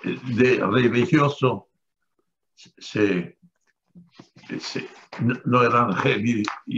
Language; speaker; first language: Spanish; non-native, fluent; French